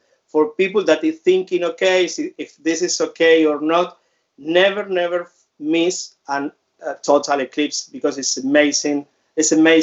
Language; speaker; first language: English; non-native, fluent; Spanish